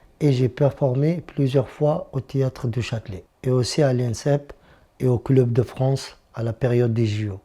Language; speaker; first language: French; non-native, local second language; Arabic